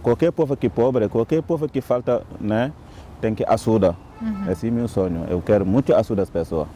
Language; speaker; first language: Portuguese; non-native, learner; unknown